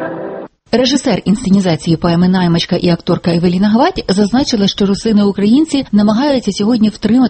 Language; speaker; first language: Ukrainian; native; Ukrainian